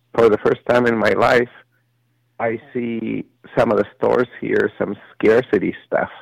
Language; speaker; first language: English; early bilingual, other home language; Spanish